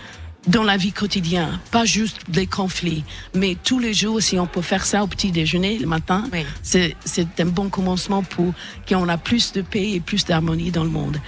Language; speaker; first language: French; non-native, fluent; English